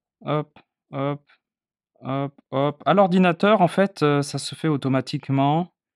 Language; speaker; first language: French; native; French